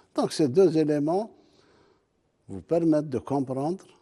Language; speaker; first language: French; non-native, local second language; Arabic